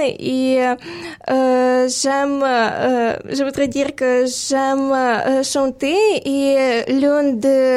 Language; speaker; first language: French; non-native, fluent; Ukrainian